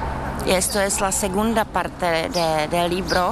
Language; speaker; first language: Spanish; non-native, learner; Czech